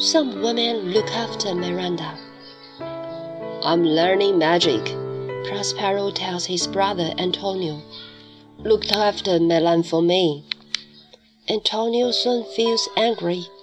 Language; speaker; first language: English; non-native, fluent; Chinese